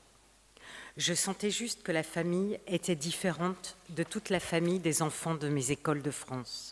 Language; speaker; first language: French; native; French